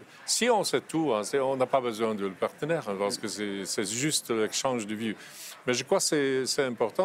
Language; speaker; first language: French; non-native, fluent; Polish